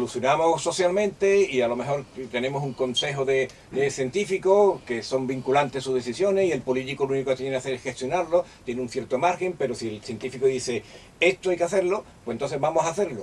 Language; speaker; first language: Spanish; native; Spanish